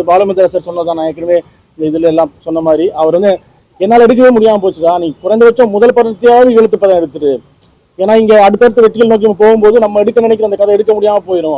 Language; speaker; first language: Tamil; native; Tamil